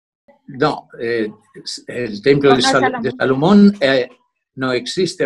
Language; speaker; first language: Spanish; non-native, fluent; Italian